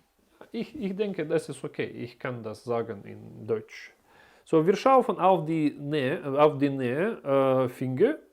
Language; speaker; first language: German; non-native, learner; Russian